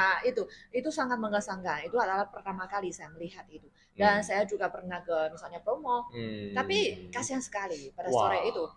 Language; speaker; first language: Indonesian; non-native, fluent; Chinese